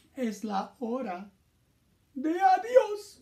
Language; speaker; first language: Spanish; non-native, fluent; English